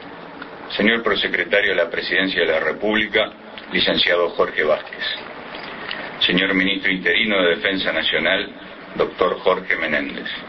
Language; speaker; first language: Spanish; native; Spanish